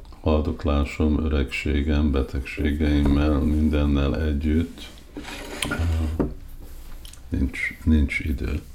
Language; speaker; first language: Hungarian; early bilingual, heritage; Hungarian